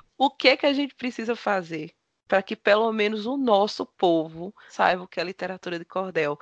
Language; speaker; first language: Portuguese; native; Portuguese